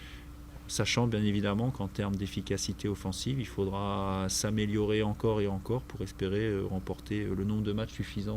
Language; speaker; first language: French; native; French